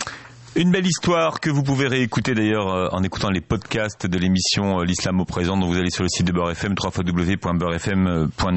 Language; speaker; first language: French; native; French